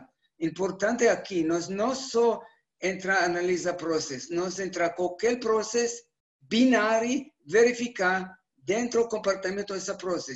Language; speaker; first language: Portuguese; non-native, learner; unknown